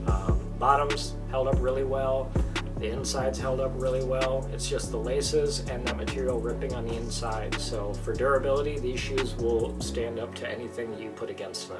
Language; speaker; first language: English; native; English